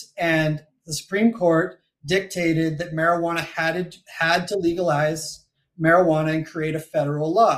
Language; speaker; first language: English; native; English